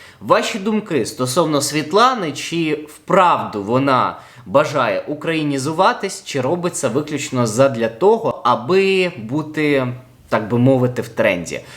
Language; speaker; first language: Ukrainian; native; Ukrainian